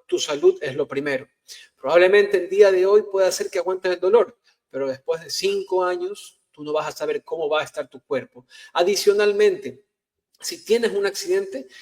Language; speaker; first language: Spanish; native; Spanish